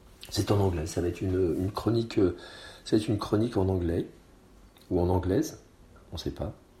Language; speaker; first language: French; native; French